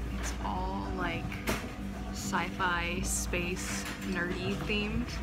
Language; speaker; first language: English; native; English